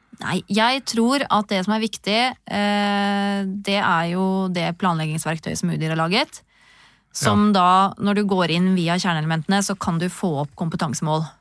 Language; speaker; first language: Norwegian; native; Norwegian